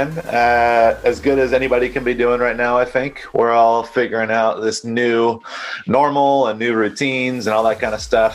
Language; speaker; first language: English; native; English